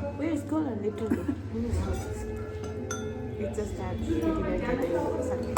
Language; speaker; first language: English; non-native, learner; Tibetan